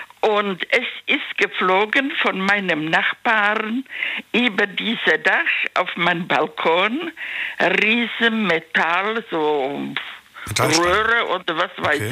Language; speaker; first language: German; non-native, learner; Czech